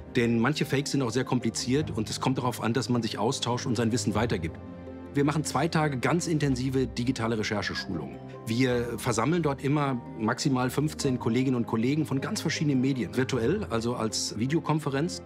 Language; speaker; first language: German; native; German